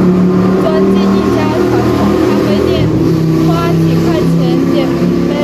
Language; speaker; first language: Chinese; native; Chinese